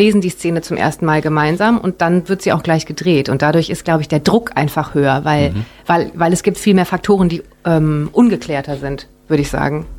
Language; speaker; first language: German; native; German